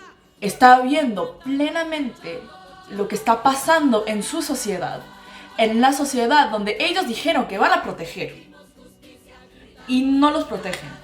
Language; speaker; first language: Spanish; non-native, local second language; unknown